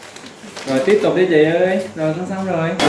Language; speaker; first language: Vietnamese; native; Vietnamese